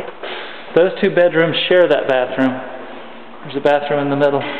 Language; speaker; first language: English; native; English